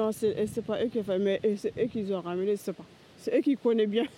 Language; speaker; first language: French; non-native, learner; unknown